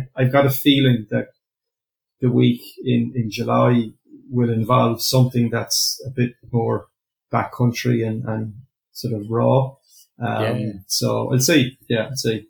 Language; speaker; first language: English; native; English